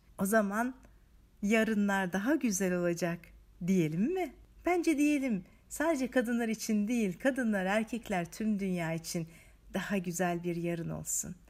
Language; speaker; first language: Turkish; native; Turkish